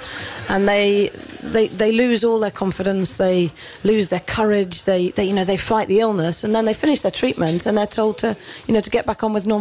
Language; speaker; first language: English; native; English